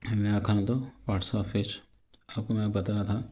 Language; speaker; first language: Hindi; non-native, local second language; Telugu